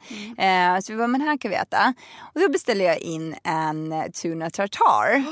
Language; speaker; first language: Swedish; early bilingual, other home language; Russian